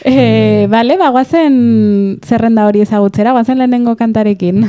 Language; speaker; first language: Basque; native; Basque